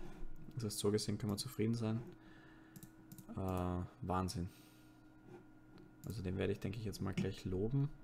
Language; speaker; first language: German; native; German